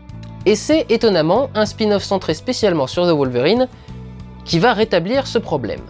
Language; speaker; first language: French; native; French